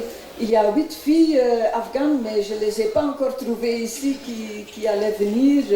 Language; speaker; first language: French; non-native, local second language; Dutch